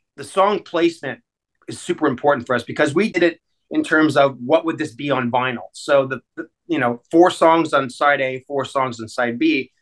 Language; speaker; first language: English; native; English